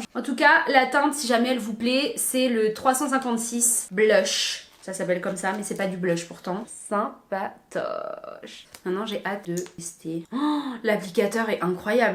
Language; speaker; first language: French; native; French